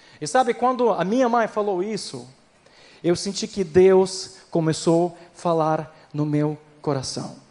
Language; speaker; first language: Portuguese; non-native, fluent; Ukrainian